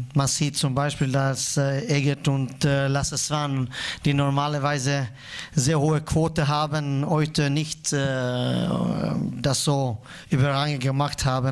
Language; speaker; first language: German; non-native, fluent; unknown